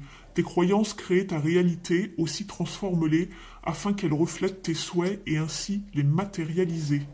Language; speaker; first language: French; native; French